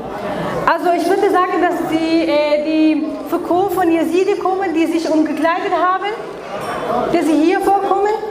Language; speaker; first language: German; non-native, learner; Kurdish